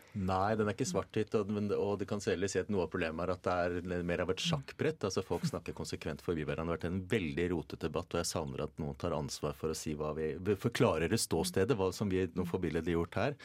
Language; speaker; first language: Norwegian; native; Norwegian